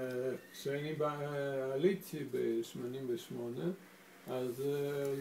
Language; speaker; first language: Hebrew; non-native, fluent; Russian